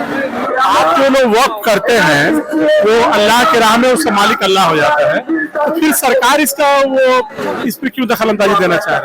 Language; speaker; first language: Hindi; native; Hindi